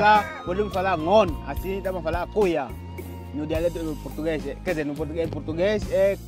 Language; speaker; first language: Portuguese; non-native, learner; Vietnamese